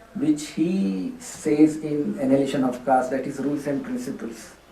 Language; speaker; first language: English; non-native, local second language; Hindi